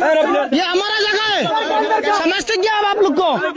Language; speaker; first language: Hindi; non-native, learner; Bangla